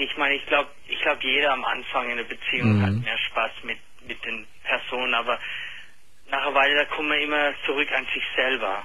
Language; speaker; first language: German; non-native, fluent; English